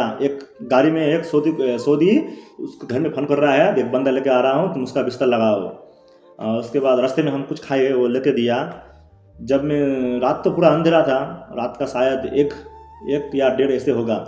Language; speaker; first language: Hindi; non-native, local second language; Bangla